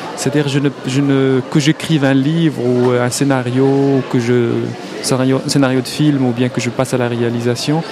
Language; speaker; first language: French; non-native, local second language; Arabic